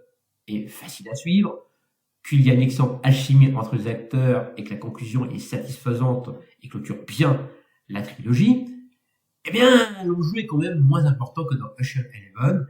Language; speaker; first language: French; native; French